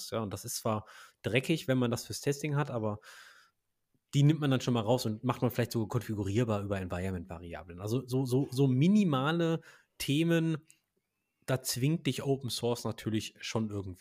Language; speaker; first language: German; native; German